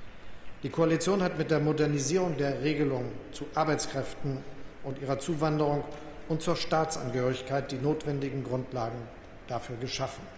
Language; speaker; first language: German; native; German